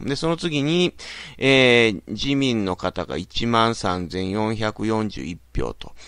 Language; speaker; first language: Japanese; native; Japanese